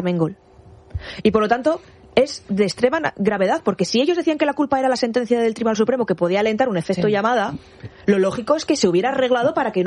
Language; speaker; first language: Spanish; native; Spanish